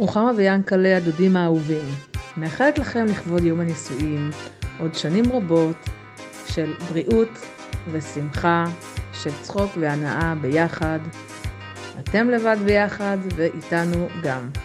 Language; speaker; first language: Hebrew; native; Hebrew